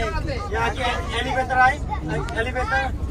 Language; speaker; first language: Spanish; non-native, learner; Nepali